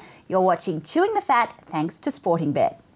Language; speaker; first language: English; native; English